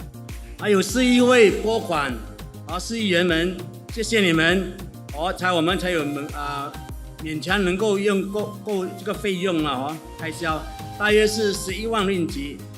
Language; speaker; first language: Chinese; native; Chinese